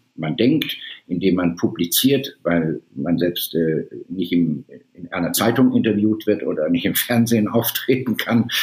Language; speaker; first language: German; native; German